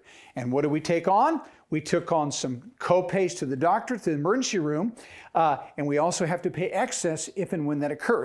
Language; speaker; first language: English; native; English